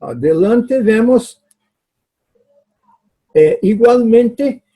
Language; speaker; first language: Spanish; non-native, fluent; Portuguese